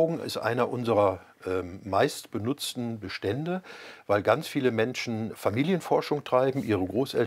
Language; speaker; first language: German; native; German